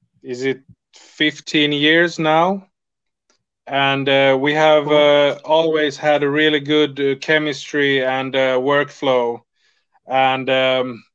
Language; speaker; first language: English; non-native, fluent; Swedish